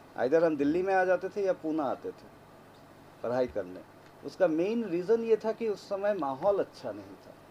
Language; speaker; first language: Hindi; non-native, local second language; Assamese